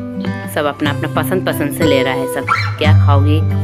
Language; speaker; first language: Hindi; native; Hindi